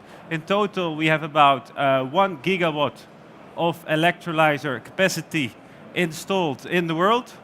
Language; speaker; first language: English; non-native, fluent; Dutch